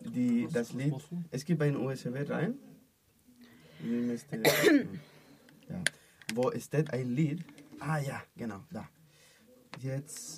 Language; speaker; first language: German; non-native, learner; Spanish